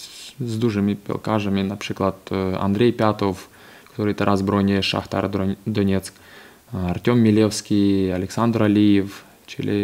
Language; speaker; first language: Polish; non-native, fluent; Ukrainian